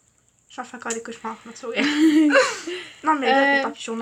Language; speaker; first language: French; native; French